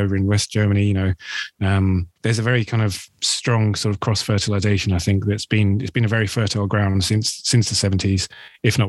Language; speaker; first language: English; native; English